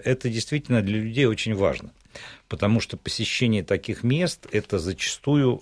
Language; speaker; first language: Russian; native; Russian